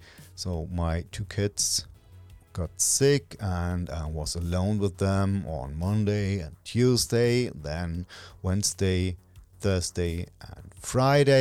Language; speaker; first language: English; non-native, learner; German